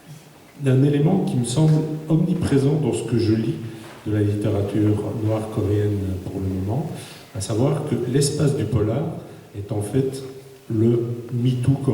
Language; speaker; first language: French; native; French